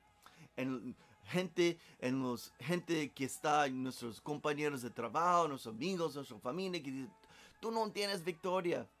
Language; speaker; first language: Spanish; non-native, learner; English